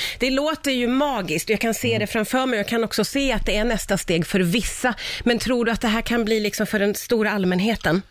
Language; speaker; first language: Swedish; native; Swedish